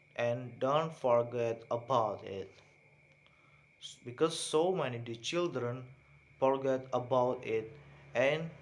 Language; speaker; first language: English; non-native, learner; Indonesian